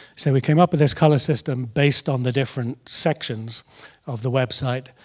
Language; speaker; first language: English; native; English